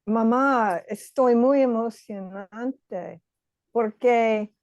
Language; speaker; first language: Spanish; non-native, learner; English